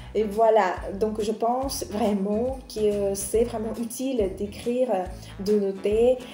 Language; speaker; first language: French; non-native, fluent; Russian